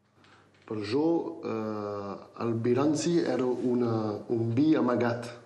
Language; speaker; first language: Catalan; non-native, local second language; French